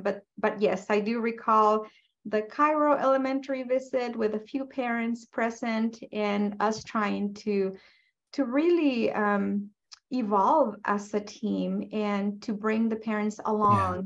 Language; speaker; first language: English; non-native, fluent; Spanish